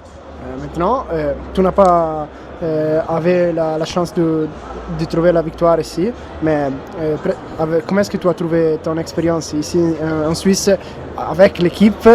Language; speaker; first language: French; non-native, learner; Italian